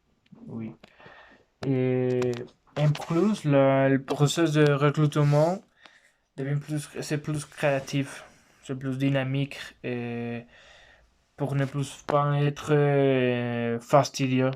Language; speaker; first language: French; non-native, learner; Spanish